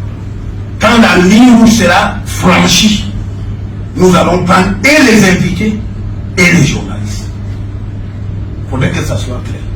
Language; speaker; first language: French; non-native, local second language; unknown